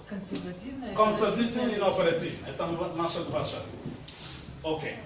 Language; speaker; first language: Russian; non-native, learner; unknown